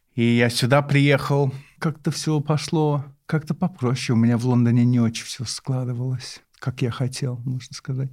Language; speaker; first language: Russian; non-native, fluent; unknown